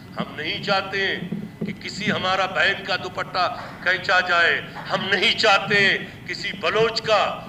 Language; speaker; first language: Urdu; non-native, local second language; Baluchi